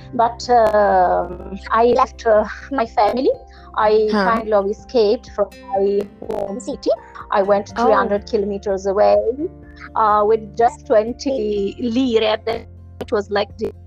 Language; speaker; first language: English; non-native, fluent; Italian